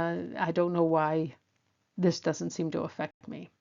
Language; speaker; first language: English; native; English